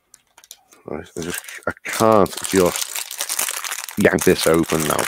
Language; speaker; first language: English; native; English